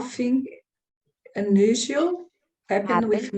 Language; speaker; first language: English; non-native, learner; Portuguese